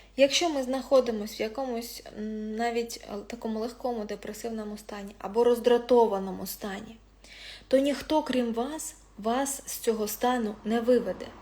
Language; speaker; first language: Ukrainian; non-native, local second language; Russian